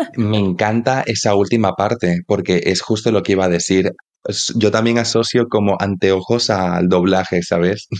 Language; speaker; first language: Spanish; native; Spanish